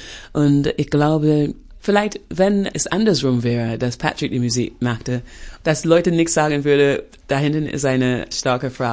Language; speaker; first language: German; non-native, fluent; English